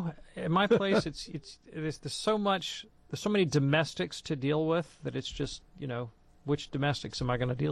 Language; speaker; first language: English; native; English